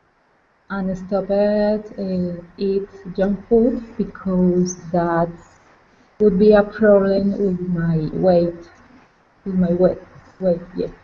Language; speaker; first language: English; non-native, learner; Spanish